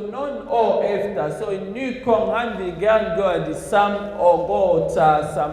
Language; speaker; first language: Danish; non-native, fluent; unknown